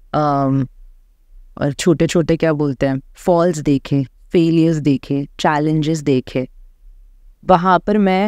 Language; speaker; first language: Hindi; native; Hindi